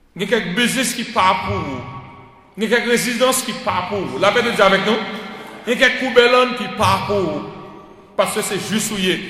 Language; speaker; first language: French; native; French